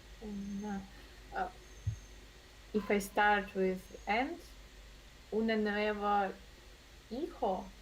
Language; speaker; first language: Spanish; non-native, learner; Russian